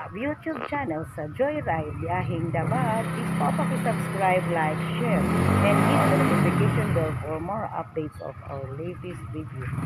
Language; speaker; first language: Filipino; non-native, local second language; Cebuano